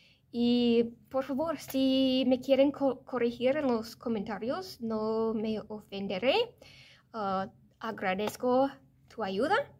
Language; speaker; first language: Spanish; non-native, fluent; English